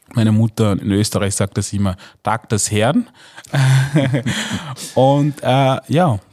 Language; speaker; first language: German; non-native, fluent; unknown